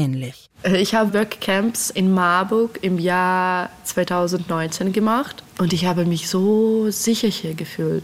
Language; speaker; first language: German; non-native, fluent; Russian